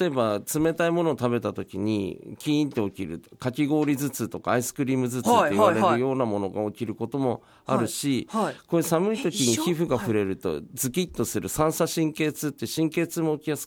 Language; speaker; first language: Japanese; native; Japanese